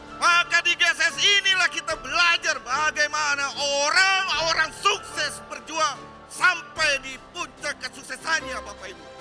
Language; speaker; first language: Indonesian; native; Indonesian